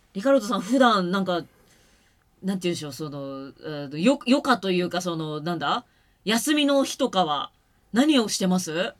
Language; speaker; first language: Japanese; native; Japanese